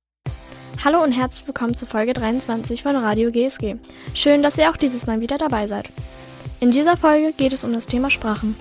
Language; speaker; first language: German; native; German